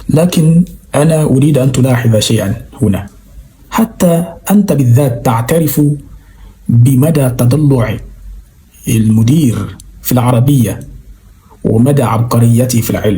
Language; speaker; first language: Arabic; non-native, fluent; Yoruba